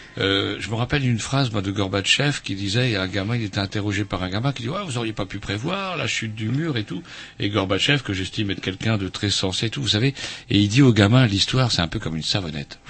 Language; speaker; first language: French; native; French